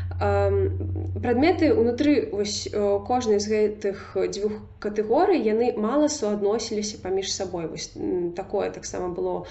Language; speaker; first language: Belarusian; non-native, local second language; Russian